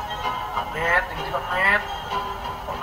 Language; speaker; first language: Indonesian; native; Indonesian